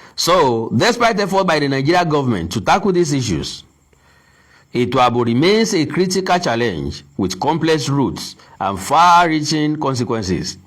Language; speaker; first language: English; non-native, local second language; Yoruba